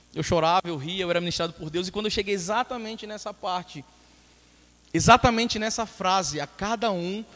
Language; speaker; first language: Portuguese; native; Portuguese